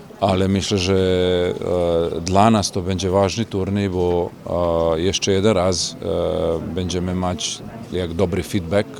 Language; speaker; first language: Polish; non-native, learner; Serbian